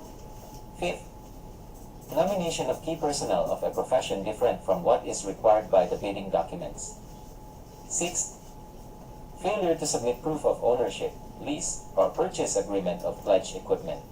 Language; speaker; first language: English; non-native, local second language; Cebuano